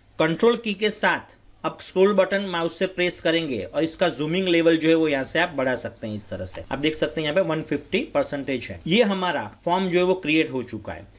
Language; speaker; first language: Hindi; non-native, local second language; Gujarati